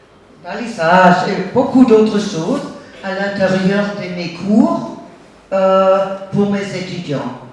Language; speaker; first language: French; non-native, fluent; German